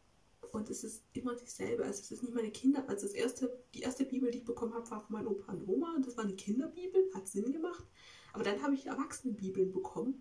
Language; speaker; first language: German; native; German